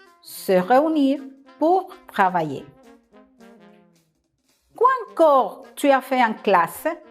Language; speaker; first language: French; non-native, fluent; Spanish